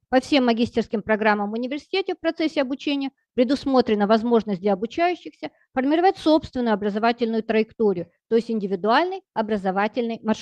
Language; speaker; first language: Russian; native; Russian